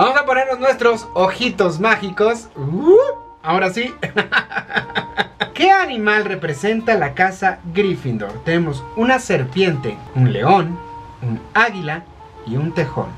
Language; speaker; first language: Spanish; native; Spanish